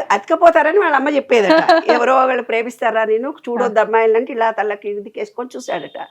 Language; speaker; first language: Telugu; native; Telugu